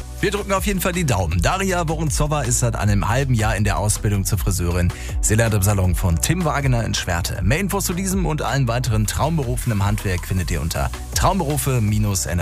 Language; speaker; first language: German; native; German